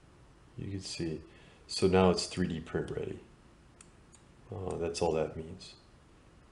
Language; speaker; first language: English; native; English